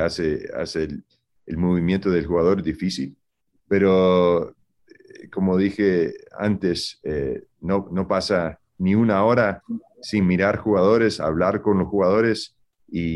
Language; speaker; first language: Spanish; early bilingual, heritage; Spanish